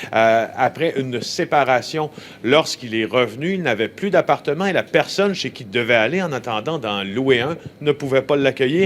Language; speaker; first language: French; native; French